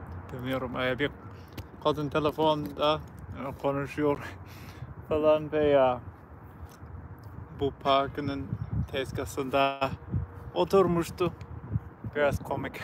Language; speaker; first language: Turkish; non-native, learner; English